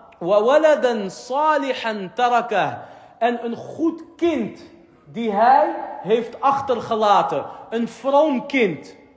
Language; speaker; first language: Dutch; early bilingual, other home language; Arabic